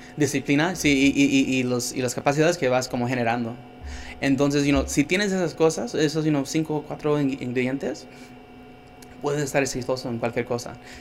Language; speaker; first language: Spanish; early bilingual, heritage; Spanish